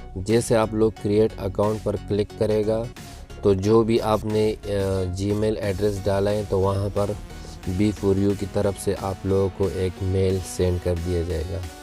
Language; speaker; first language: Urdu; non-native, local second language; Pashto